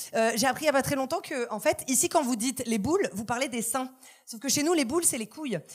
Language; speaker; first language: French; native; French